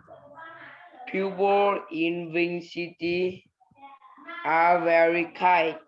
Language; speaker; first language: English; non-native, learner; Vietnamese